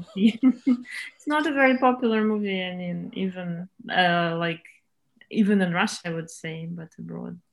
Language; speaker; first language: English; non-native, fluent; Russian